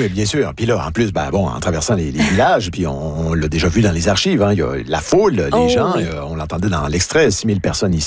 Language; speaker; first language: French; native; French